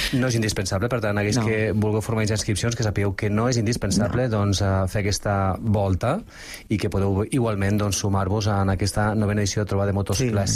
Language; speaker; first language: Catalan; native; Catalan